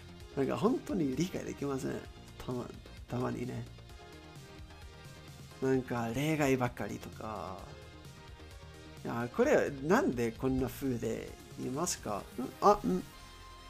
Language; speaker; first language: Japanese; non-native, learner; Spanish